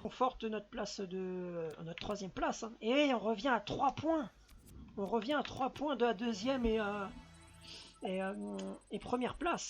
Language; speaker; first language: French; native; French